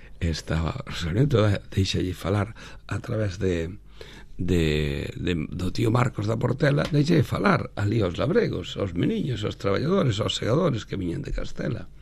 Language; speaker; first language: Galician; native; Galician